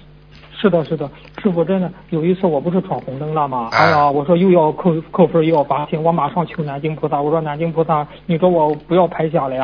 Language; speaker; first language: Chinese; native; Chinese